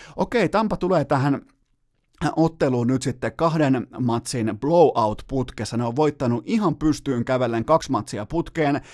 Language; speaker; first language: Finnish; native; Finnish